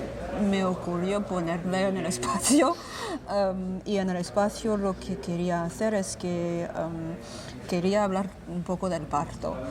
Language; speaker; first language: Spanish; non-native, fluent; French